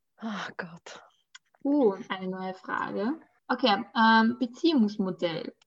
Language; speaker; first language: German; early bilingual, other home language; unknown